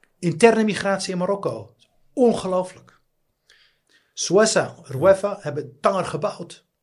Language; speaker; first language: Dutch; early bilingual, other home language; Riffian